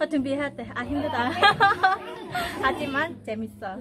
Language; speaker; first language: Korean; non-native, learner; Vietnamese